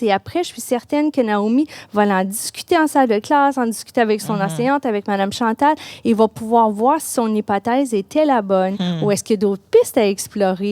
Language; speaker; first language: French; native; French